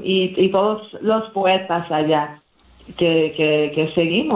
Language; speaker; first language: Spanish; early bilingual, heritage; English